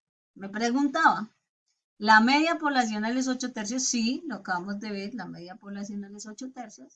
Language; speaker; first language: Spanish; native; Spanish